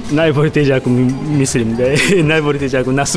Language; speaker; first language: Slovenian; non-native, learner; Japanese